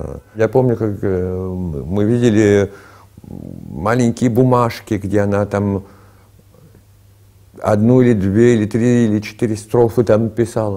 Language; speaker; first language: Russian; early bilingual, heritage; Russian